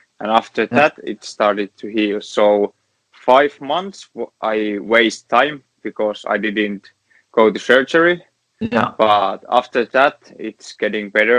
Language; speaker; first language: English; non-native, learner; Finnish